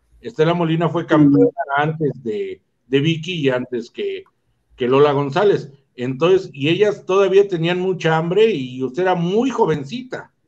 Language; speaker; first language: Spanish; native; Spanish